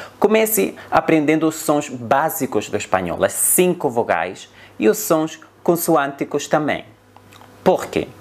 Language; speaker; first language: Portuguese; non-native, fluent; Spanish